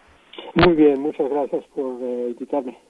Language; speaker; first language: Spanish; non-native, fluent; English